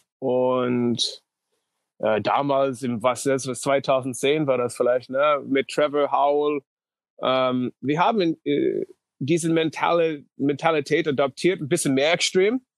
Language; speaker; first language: German; non-native, fluent; English